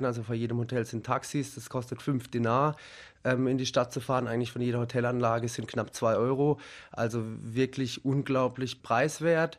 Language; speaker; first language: German; native; German